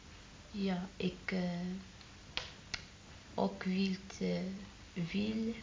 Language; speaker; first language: Dutch; non-native, learner; Arabic